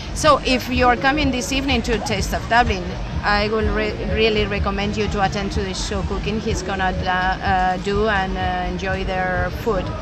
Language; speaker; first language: English; non-native, fluent; Spanish